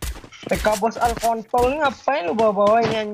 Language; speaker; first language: Indonesian; native; Indonesian